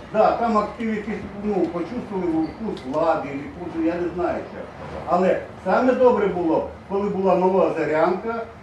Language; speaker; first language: Ukrainian; native; Ukrainian